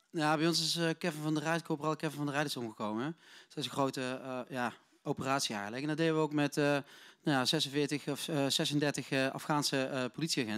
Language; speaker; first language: Dutch; native; Dutch